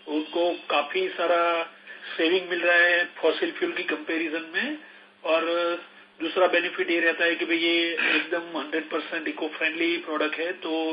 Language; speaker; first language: Hindi; non-native, local second language; Gujarati